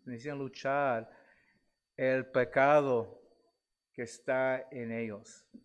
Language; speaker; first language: Spanish; non-native, learner; English